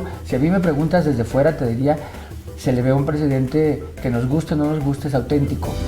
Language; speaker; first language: Spanish; native; Spanish